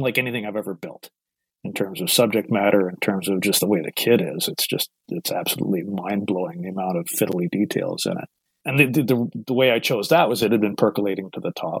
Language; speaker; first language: English; native; English